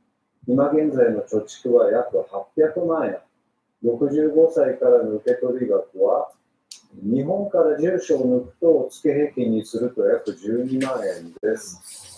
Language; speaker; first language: Japanese; native; Japanese